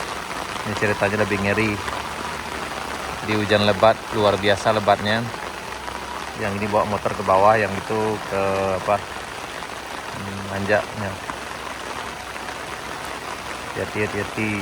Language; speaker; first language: Indonesian; non-native, local second language; Minangkabau